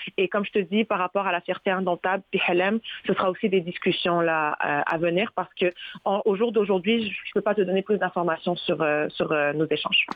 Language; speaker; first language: French; early bilingual, other home language; Arabic